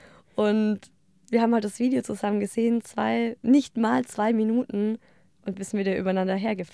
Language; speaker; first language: German; native; German